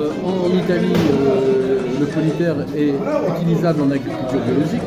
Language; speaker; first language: French; native; French